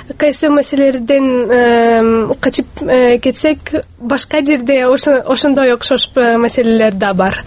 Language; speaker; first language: Kyrgyz; non-native, local second language; Russian